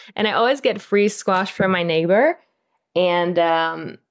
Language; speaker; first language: English; non-native, fluent; Romanian